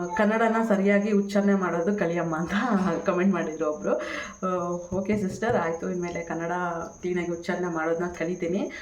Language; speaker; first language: Kannada; non-native, local second language; Tamil